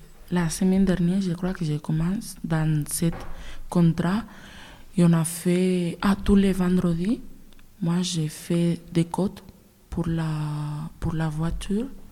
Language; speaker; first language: French; non-native, learner; Spanish